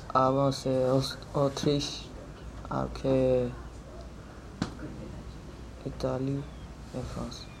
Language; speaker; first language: French; non-native, learner; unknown